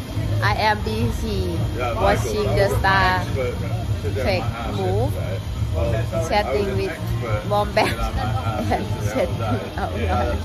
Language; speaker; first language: English; non-native, learner; Thai